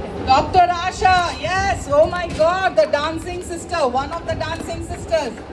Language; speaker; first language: English; non-native, local second language; Telugu